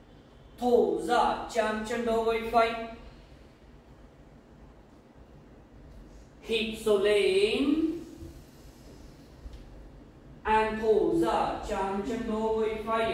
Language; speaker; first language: Vietnamese; non-native, learner; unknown